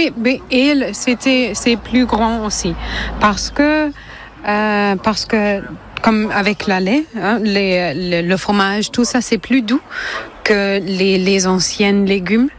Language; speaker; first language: French; non-native, learner; German